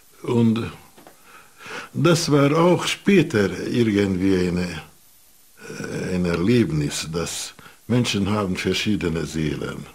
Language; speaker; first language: German; non-native, fluent; Hungarian